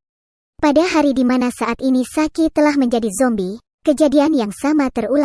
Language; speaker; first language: Indonesian; native; Indonesian